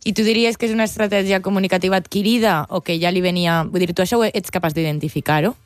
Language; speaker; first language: Catalan; native; Catalan